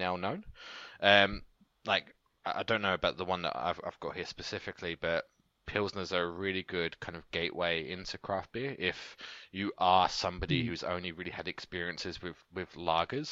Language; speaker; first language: English; native; English